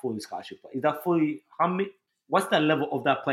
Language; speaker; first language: English; non-native, local second language; Ganda